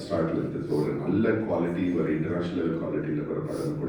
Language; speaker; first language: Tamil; non-native, fluent; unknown